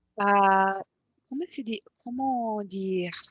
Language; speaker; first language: French; non-native, learner; Portuguese